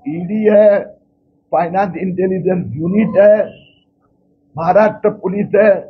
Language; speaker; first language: Hindi; non-native, local second language; Marathi